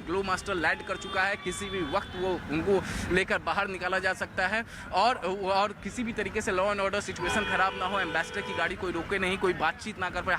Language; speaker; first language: Hindi; native; Hindi